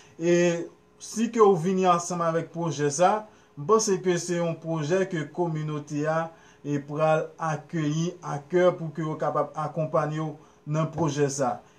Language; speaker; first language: Haitian Creole; native; Haitian Creole